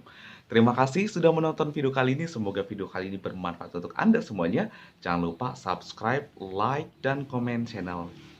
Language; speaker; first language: Indonesian; native; Indonesian